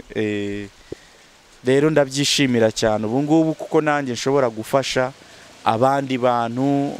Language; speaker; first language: Kinyarwanda; early bilingual, heritage; Kinyarwanda